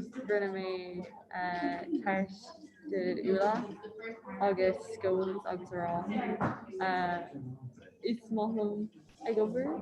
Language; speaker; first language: Irish; non-native, learner; English